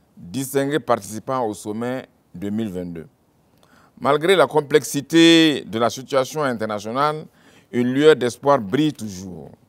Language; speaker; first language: French; non-native, local second language; Mossi